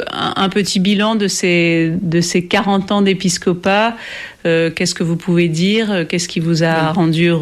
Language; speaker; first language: French; native; French